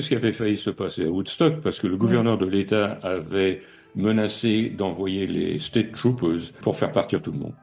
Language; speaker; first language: French; native; French